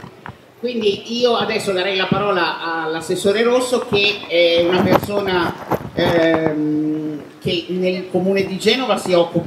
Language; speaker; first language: Italian; native; Italian